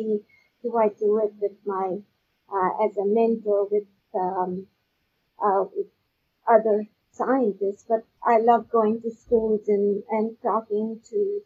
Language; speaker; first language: English; non-native, local second language; Urdu